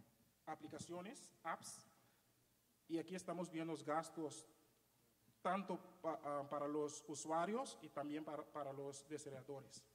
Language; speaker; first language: Spanish; non-native, fluent; Papiamento